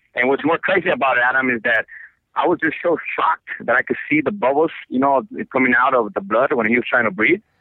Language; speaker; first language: English; non-native, fluent; Spanish